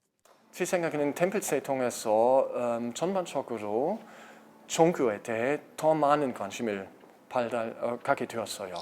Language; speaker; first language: Korean; non-native, fluent; German